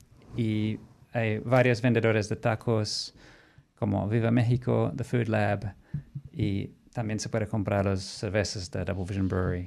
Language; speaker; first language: Spanish; non-native, fluent; English